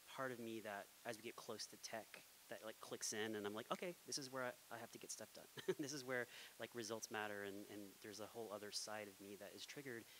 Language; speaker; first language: English; native; English